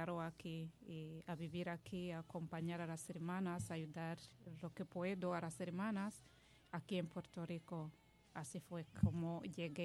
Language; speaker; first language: Spanish; non-native, fluent; Kinyarwanda